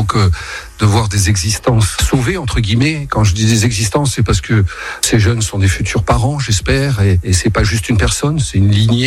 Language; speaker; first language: French; native; French